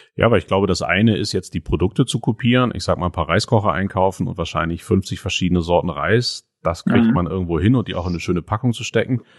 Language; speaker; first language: German; native; German